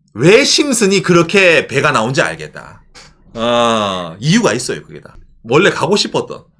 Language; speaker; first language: Korean; native; Korean